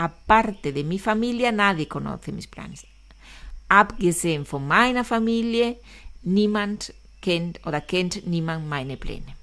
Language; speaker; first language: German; non-native, fluent; Spanish